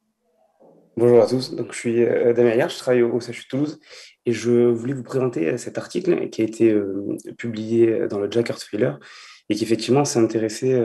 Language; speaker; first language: French; native; French